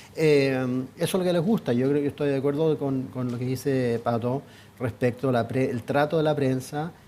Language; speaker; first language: Spanish; native; Spanish